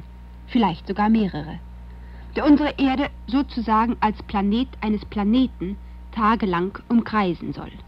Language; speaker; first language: German; native; German